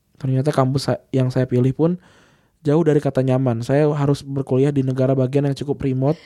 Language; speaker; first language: Indonesian; native; Indonesian